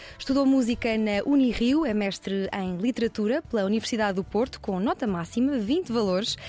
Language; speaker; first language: Portuguese; native; Portuguese